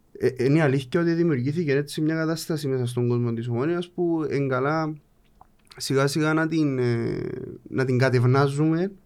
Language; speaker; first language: Greek; native; Greek